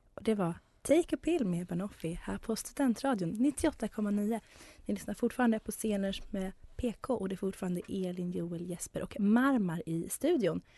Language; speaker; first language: Swedish; native; Swedish